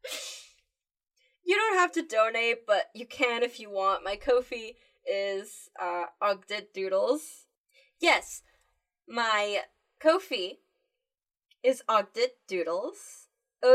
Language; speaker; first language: English; early bilingual, other home language; Spanish